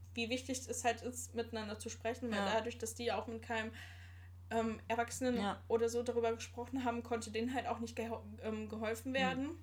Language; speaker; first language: German; native; German